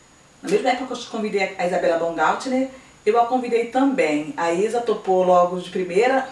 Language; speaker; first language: Portuguese; native; Portuguese